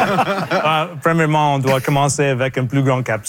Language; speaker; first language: French; non-native, local second language; English